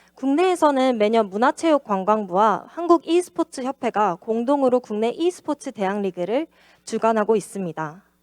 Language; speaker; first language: Korean; native; Korean